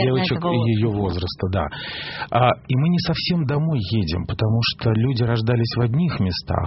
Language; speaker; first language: Russian; native; Russian